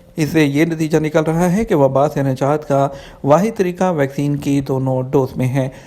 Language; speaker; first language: Urdu; native; Urdu